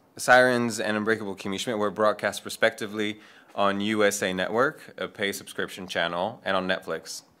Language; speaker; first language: English; non-native, fluent; French